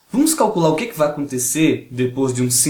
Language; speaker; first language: Portuguese; native; Portuguese